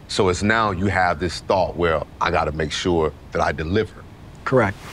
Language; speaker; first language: English; native; English